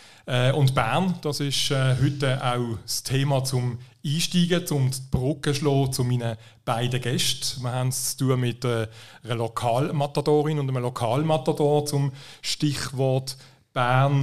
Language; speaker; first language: German; native; German